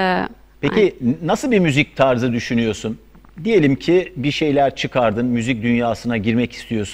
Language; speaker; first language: Turkish; native; Turkish